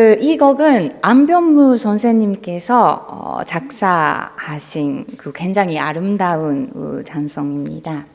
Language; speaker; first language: Korean; non-native, fluent; Japanese